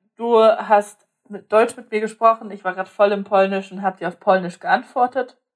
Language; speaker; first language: German; non-native, local second language; Polish